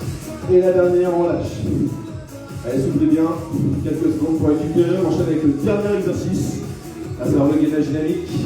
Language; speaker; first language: French; native; French